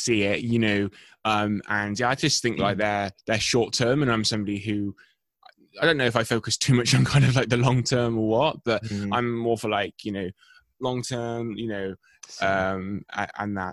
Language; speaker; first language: English; native; English